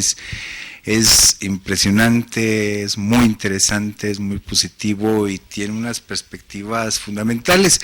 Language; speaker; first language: Spanish; native; Spanish